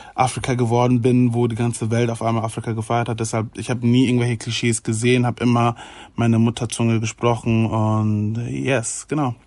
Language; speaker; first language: German; native; German